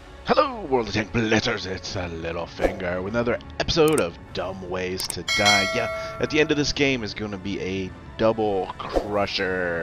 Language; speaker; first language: English; native; English